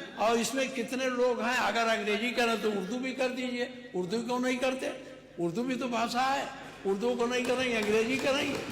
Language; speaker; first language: Hindi; native; Hindi